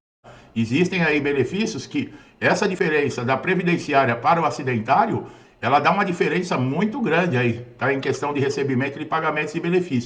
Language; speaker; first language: Portuguese; native; Portuguese